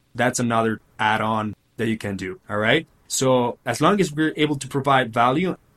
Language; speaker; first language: English; early bilingual, other home language; Spanish